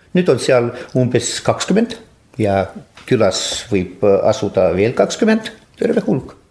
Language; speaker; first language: Estonian; non-native, local second language; Russian